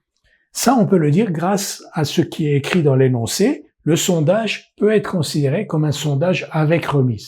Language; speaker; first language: French; native; French